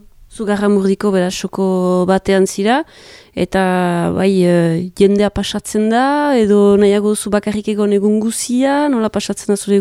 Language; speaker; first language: Basque; native; Basque